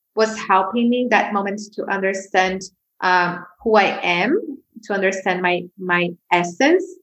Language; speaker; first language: English; non-native, fluent; Portuguese